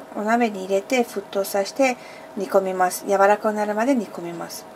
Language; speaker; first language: Japanese; non-native, fluent; Persian